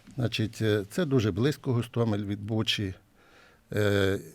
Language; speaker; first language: Ukrainian; native; Ukrainian